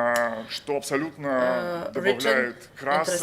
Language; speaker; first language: Russian; native; Russian